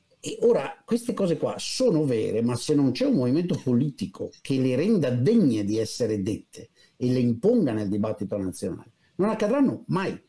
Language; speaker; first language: Italian; native; Italian